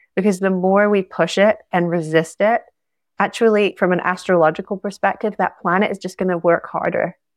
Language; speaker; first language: English; native; English